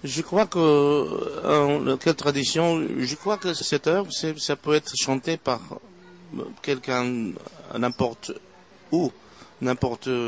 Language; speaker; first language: French; non-native, fluent; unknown